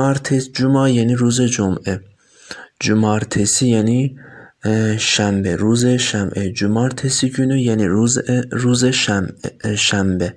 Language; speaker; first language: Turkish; non-native, fluent; Persian